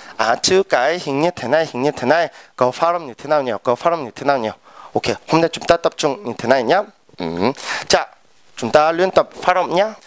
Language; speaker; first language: Vietnamese; non-native, fluent; Korean